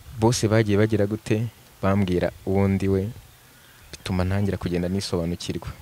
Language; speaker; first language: Kinyarwanda; native; Kinyarwanda